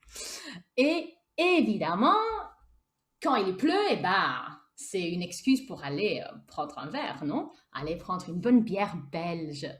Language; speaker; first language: French; native; French